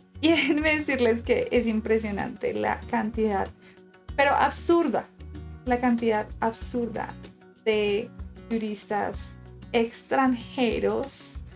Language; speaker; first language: Spanish; native; Spanish